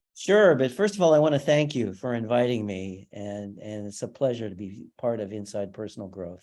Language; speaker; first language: English; native; English